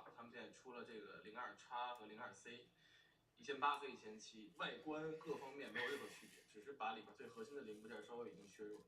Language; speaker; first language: Chinese; native; Chinese